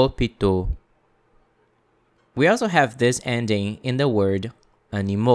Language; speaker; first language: English; non-native, fluent; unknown